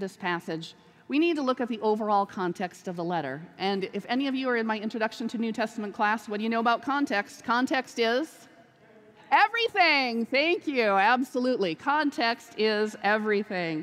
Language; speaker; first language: English; native; English